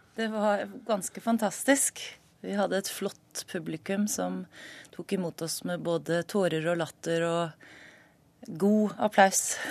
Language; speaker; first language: Norwegian; native; Norwegian